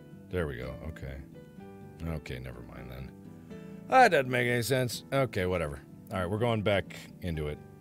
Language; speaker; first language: English; native; English